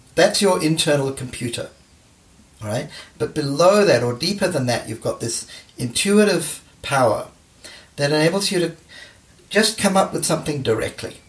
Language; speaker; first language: English; native; English